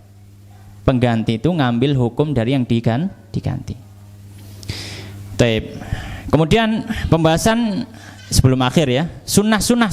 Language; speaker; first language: Indonesian; native; Indonesian